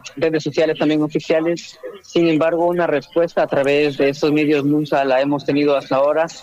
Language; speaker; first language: Spanish; native; Spanish